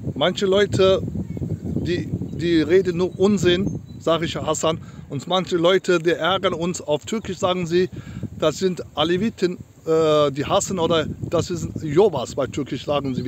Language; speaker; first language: German; non-native, learner; Turkish